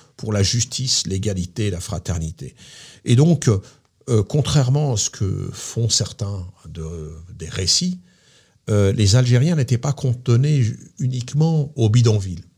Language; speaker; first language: French; native; French